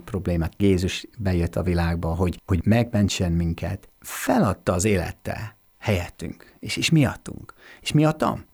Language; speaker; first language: Hungarian; non-native, fluent; English